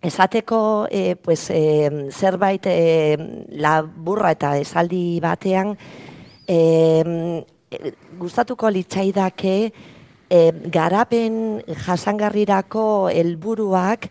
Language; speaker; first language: Basque; non-native, local second language; Spanish